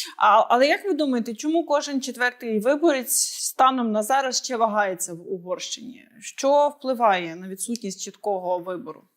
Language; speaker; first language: Ukrainian; native; Ukrainian